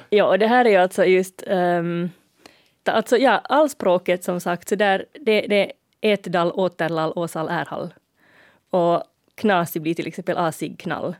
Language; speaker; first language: Swedish; native; Swedish